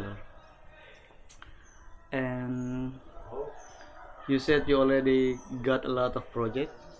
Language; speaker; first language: English; non-native, learner; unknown